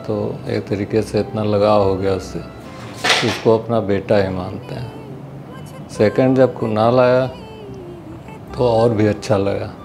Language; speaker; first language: Hindi; native; Hindi